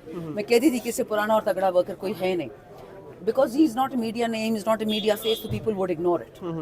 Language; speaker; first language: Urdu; non-native, local second language; Pashto